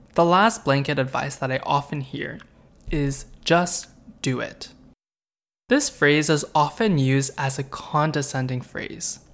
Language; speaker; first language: English; native; English